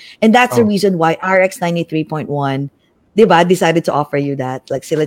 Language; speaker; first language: English; non-native, local second language; Filipino